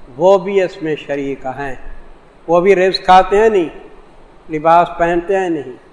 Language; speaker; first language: Urdu; non-native, local second language; Saraiki